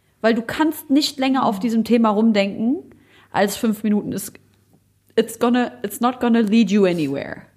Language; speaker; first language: German; early bilingual, other home language; Arabic